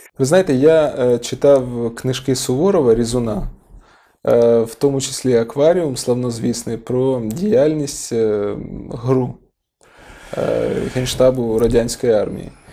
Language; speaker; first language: Ukrainian; non-native, local second language; Russian